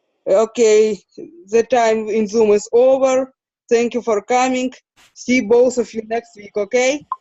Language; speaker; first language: English; non-native, fluent; Russian